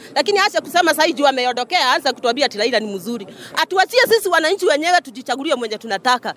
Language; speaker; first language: Swahili; non-native, local second language; Kikuyu